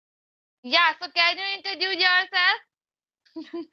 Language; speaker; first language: English; non-native, learner; Hindi